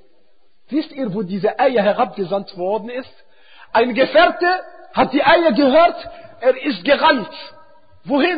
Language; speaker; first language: German; non-native, fluent; Arabic